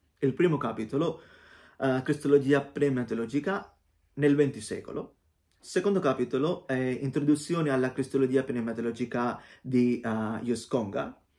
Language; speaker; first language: Italian; non-native, fluent; Sinhala